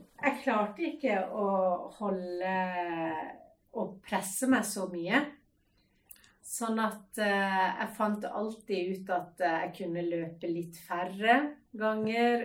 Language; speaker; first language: Norwegian; native; Norwegian